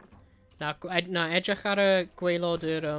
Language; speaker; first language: Welsh; native; Welsh